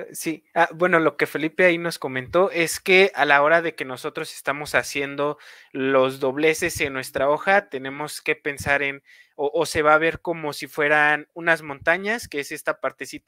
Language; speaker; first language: Spanish; native; Spanish